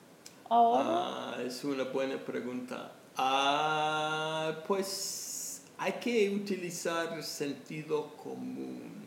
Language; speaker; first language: Spanish; non-native, fluent; English